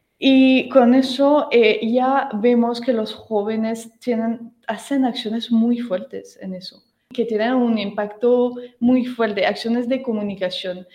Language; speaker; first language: Spanish; non-native, fluent; French